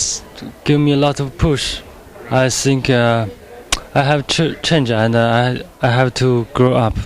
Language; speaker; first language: English; non-native, learner; Chinese